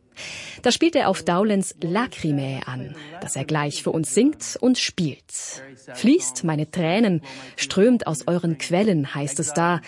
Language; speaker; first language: German; native; German